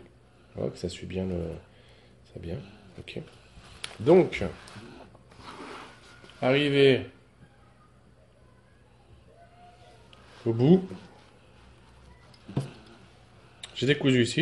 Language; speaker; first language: French; native; French